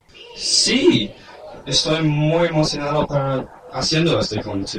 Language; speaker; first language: Spanish; non-native, learner; English